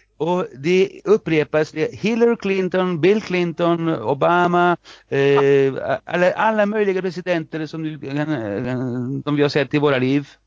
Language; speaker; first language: Swedish; non-native, fluent; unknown